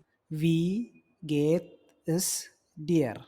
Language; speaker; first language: German; non-native, fluent; Tigrinya